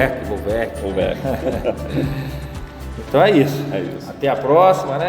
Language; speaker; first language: Portuguese; native; Portuguese